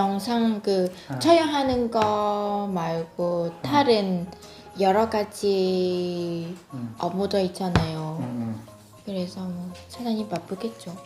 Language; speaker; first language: Korean; non-native, learner; Vietnamese